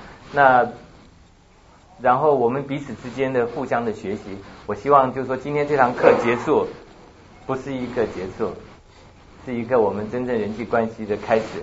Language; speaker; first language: Chinese; native; Chinese